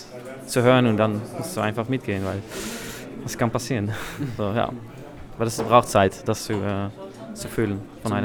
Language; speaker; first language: German; non-native, learner; Dutch